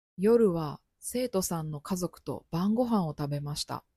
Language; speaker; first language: Japanese; native; Japanese